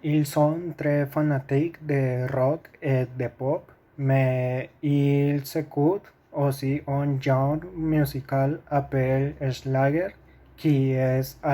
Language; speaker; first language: French; non-native, learner; Spanish